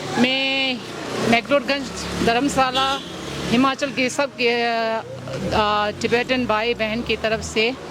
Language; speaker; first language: Hindi; non-native, local second language; Tibetan